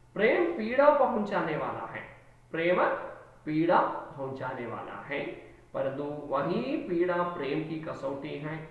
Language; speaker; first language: Hindi; non-native, local second language; Malayalam